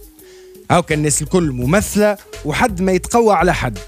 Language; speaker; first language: Arabic; native; Arabic